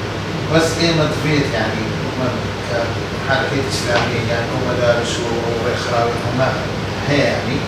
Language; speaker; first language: Arabic; non-native, learner; Kurdish